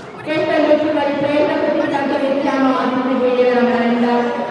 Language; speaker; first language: Italian; native; Italian